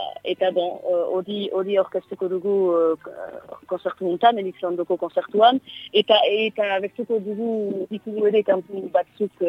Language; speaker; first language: Basque; non-native, local second language; French